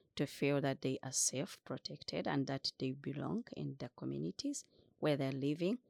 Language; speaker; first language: English; non-native, fluent; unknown